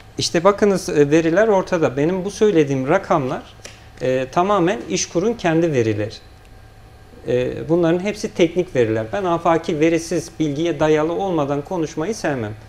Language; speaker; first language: Turkish; native; Turkish